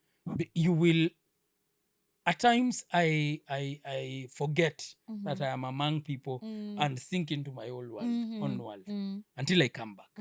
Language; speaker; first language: English; non-native, local second language; Swahili